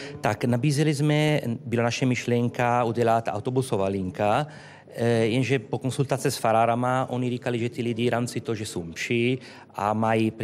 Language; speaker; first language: Czech; non-native, fluent; Italian